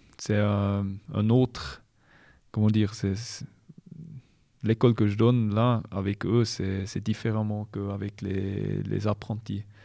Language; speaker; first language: French; non-native, local second language; German